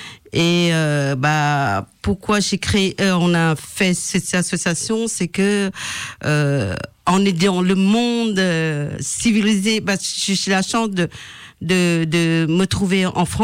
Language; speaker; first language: French; non-native, fluent; Lao